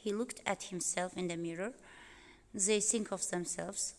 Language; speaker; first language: English; non-native, fluent; Azerbaijani